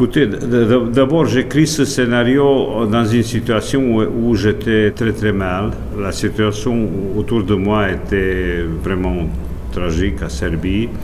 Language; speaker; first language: French; non-native, fluent; Serbian